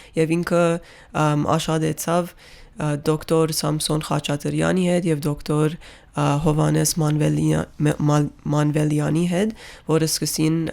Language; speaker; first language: Armenian; early bilingual, heritage; Armenian